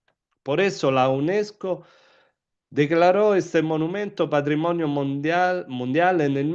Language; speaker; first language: Spanish; non-native, fluent; Italian